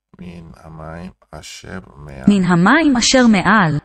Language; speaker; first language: Hebrew; non-native, learner; Korean